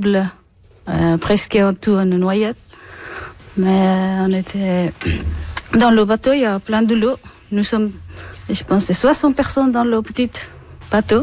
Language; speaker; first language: French; non-native, learner; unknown